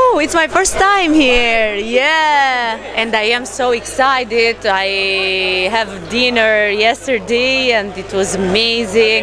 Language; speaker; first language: English; non-native, learner; Albanian